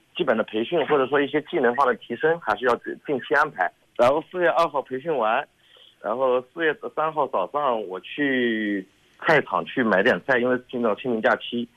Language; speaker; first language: Chinese; native; Chinese